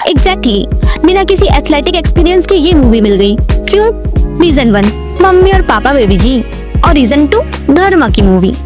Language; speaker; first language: Hindi; native; Hindi